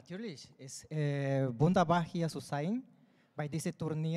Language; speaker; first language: German; non-native, learner; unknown